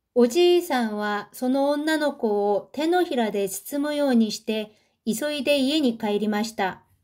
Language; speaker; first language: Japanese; non-native, fluent; Korean